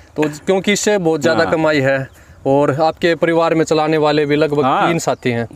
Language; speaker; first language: Hindi; native; Hindi